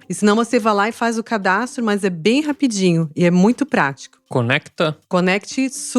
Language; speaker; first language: Portuguese; native; Portuguese